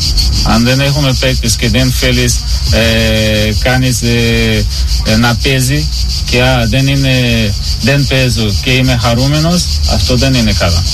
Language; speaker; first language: Greek; non-native, learner; Portuguese